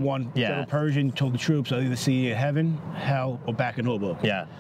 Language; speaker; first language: English; native; English